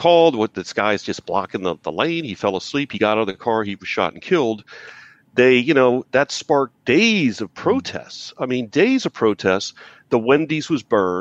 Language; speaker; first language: English; native; English